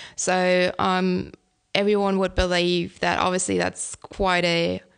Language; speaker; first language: English; non-native, fluent; German